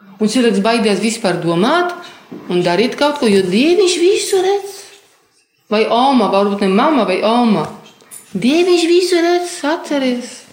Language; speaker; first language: Latvian; non-native, fluent; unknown